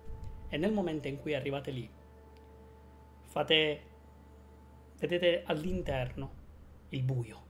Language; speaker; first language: Italian; native; Italian